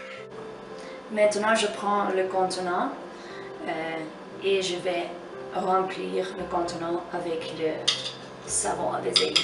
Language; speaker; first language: French; non-native, fluent; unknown